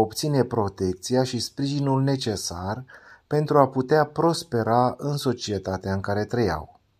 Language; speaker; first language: Romanian; native; Romanian